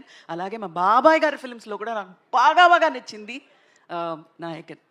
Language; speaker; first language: Telugu; non-native, local second language; Tamil